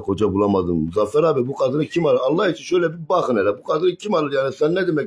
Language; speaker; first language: Turkish; native; Turkish